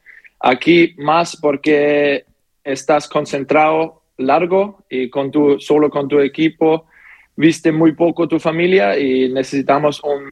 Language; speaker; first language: Spanish; non-native, learner; German